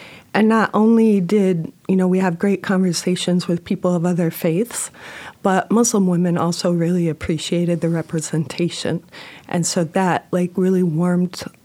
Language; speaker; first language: English; native; English